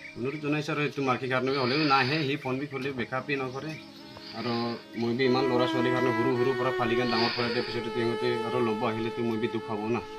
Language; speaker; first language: Assamese; non-native, local second language; Garo